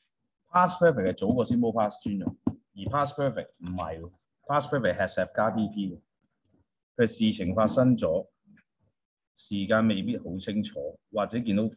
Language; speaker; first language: Chinese; native; Chinese